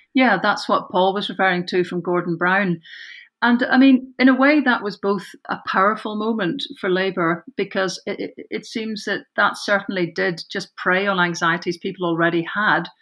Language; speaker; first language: English; native; English